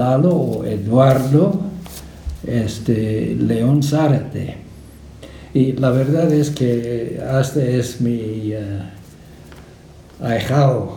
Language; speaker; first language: Spanish; non-native, fluent; English